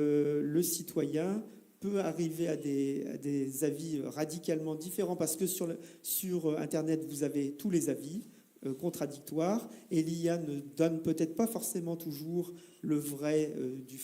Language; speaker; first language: French; native; French